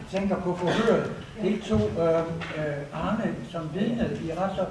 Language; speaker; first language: Danish; native; Danish